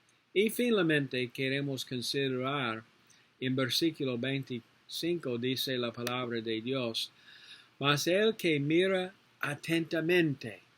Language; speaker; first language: Spanish; non-native, learner; English